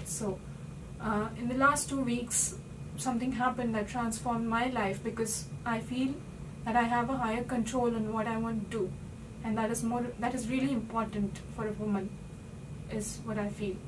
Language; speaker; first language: English; non-native, local second language; Hindi